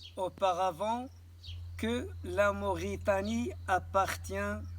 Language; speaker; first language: French; non-native, local second language; Arabic